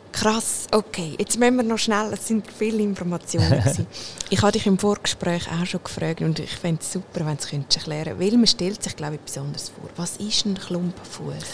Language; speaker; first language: German; native; German